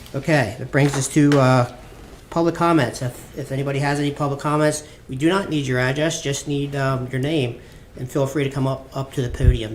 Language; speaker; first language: English; native; English